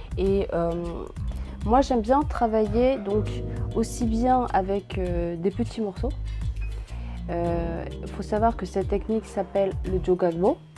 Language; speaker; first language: French; early bilingual, other home language; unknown